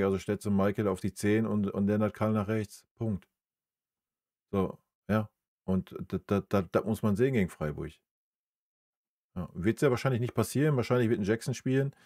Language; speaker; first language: German; native; German